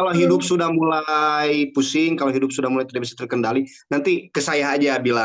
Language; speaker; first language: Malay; non-native, local second language; Sundanese